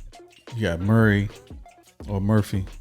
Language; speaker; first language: English; native; English